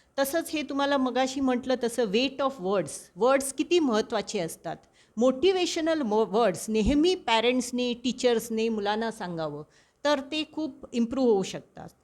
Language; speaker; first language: Marathi; non-native, local second language; Konkani